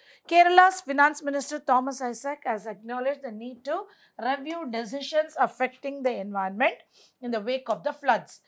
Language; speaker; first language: English; non-native, local second language; Tamil